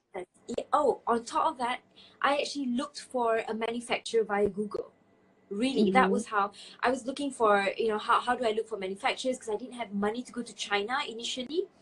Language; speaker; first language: English; non-native, local second language; Malay